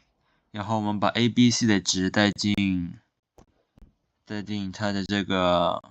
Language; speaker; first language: Chinese; native; Chinese